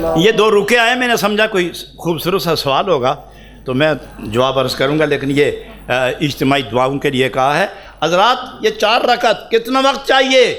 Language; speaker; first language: Urdu; non-native, local second language; Punjabi